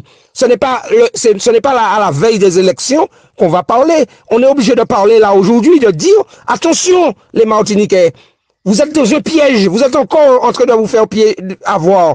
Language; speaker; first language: French; native; French